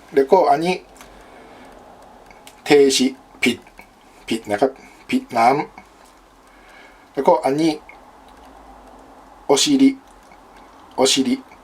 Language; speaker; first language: Thai; non-native, learner; Japanese